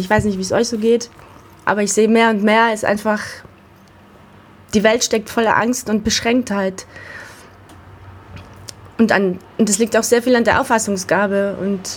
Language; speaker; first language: German; native; German